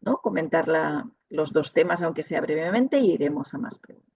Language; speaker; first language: Spanish; non-native, local second language; Catalan